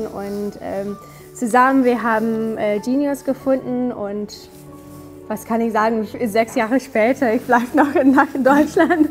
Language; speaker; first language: German; non-native, learner; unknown